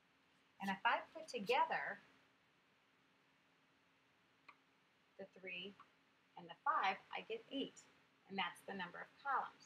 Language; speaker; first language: English; native; English